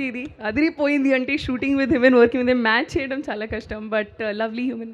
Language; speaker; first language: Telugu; non-native, learner; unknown